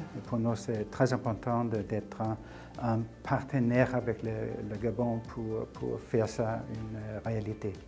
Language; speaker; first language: French; non-native, fluent; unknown